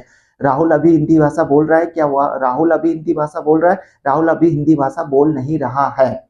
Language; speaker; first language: Hindi; non-native, local second language; Odia